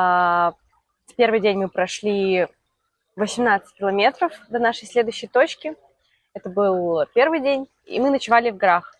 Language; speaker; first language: Russian; native; Russian